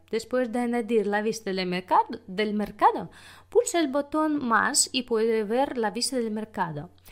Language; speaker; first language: Spanish; non-native, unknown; Russian